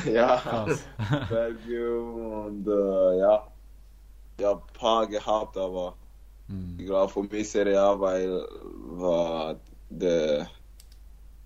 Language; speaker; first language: German; non-native, learner; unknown